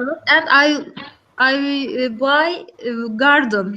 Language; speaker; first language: English; non-native, learner; Turkish